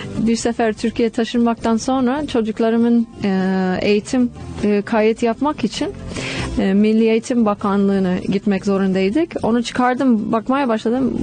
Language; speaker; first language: Turkish; non-native, fluent; English